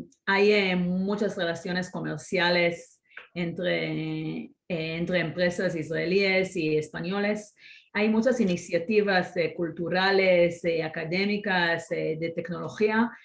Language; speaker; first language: Spanish; non-native, fluent; Hebrew